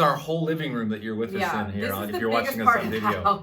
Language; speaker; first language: English; native; English